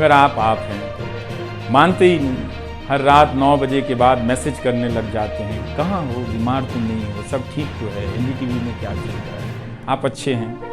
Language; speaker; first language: Hindi; non-native, local second language; Bhojpuri